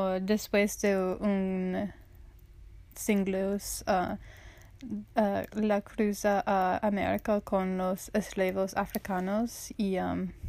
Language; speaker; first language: Spanish; non-native, learner; English